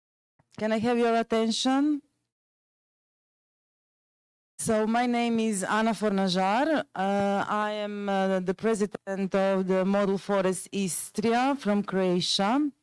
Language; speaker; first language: English; non-native, fluent; Croatian